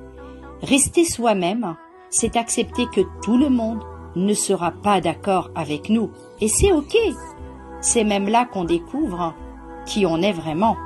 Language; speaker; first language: French; native; French